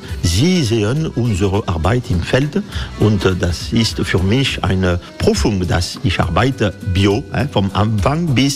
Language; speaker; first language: German; non-native, learner; French